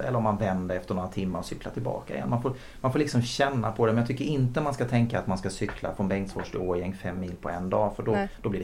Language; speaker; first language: Swedish; native; Swedish